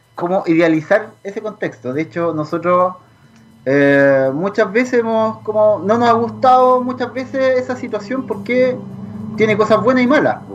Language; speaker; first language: Spanish; native; Spanish